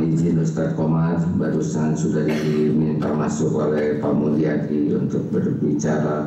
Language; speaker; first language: Indonesian; native; Indonesian